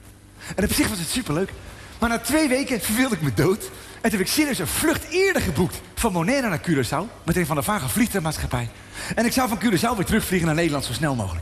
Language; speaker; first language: Dutch; native; Dutch